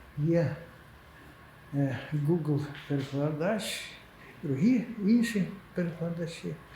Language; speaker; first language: Ukrainian; non-native, local second language; Russian